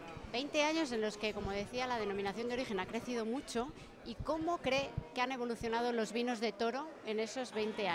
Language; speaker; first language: Spanish; native; Spanish